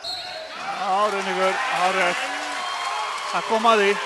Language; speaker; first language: Icelandic; native; Icelandic